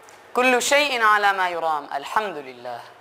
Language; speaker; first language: Arabic; non-native, learner; Urdu